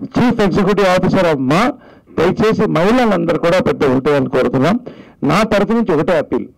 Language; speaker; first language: Telugu; native; Telugu